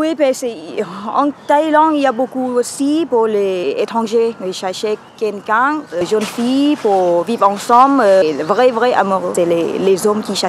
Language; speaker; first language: French; non-native, learner; Thai